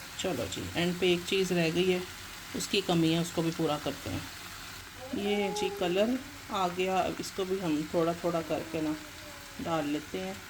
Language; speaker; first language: Urdu; non-native, local second language; Punjabi